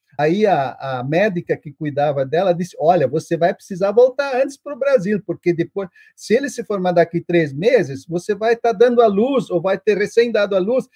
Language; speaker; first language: Portuguese; non-native, local second language; German